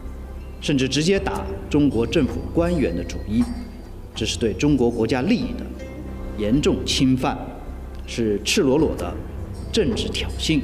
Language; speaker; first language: Chinese; native; Chinese